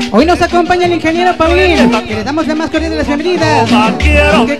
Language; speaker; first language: Spanish; native; Spanish